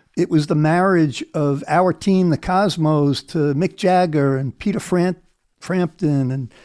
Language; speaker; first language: English; native; English